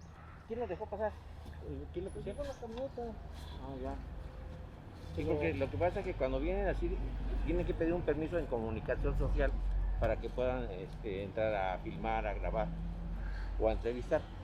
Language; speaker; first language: Spanish; native; Spanish